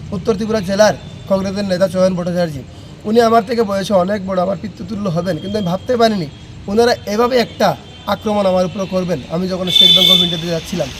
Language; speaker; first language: Bangla; native; Bangla